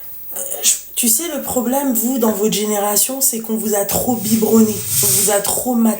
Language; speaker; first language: French; native; French